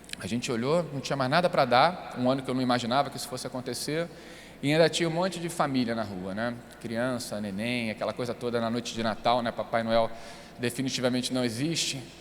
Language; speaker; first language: Portuguese; native; Portuguese